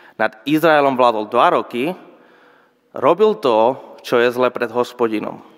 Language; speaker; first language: Slovak; non-native, fluent; Spanish